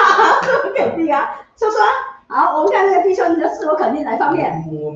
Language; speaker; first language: Chinese; native; Chinese